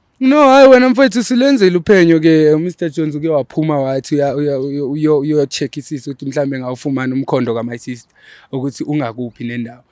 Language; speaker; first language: Zulu; non-native, local second language; Xhosa